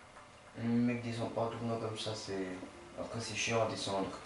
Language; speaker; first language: French; native; French